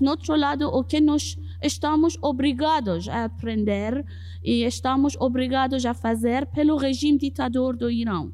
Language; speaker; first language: Portuguese; non-native, fluent; Persian